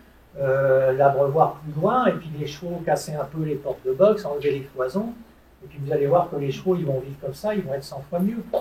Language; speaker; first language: French; native; French